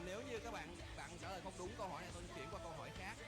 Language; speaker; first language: Vietnamese; native; Vietnamese